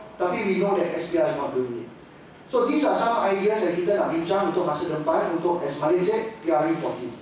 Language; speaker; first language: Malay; non-native, local second language; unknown